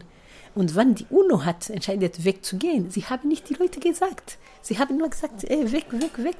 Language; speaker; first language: German; non-native, fluent; Kinyarwanda